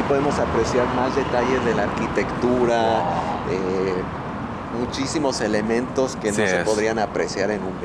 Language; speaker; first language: Spanish; native; Spanish